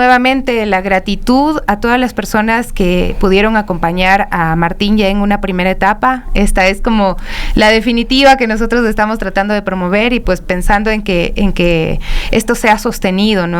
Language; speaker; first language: Spanish; native; Spanish